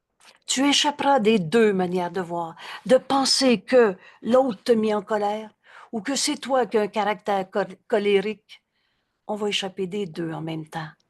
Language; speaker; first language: French; native; French